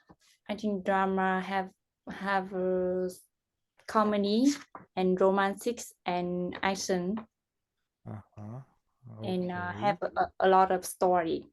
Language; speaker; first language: English; non-native, learner; Vietnamese